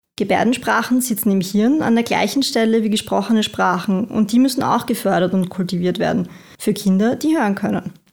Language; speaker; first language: German; native; German